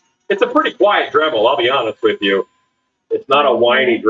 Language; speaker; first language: English; native; English